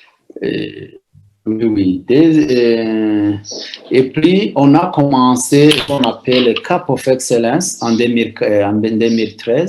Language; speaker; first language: French; non-native, local second language; Rundi